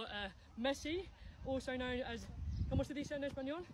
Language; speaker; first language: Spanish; non-native, learner; English